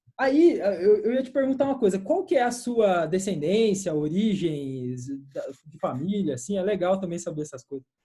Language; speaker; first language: Portuguese; native; Portuguese